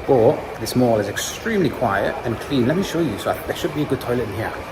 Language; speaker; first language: English; native; English